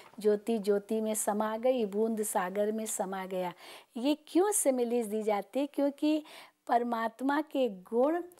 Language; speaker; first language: Hindi; native; Hindi